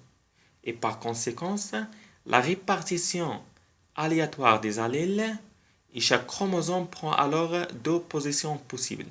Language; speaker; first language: French; non-native, local second language; Arabic